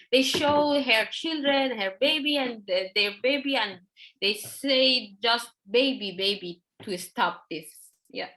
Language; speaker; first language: English; non-native, learner; Persian